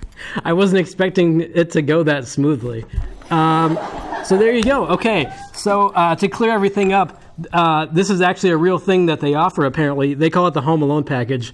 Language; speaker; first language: English; native; English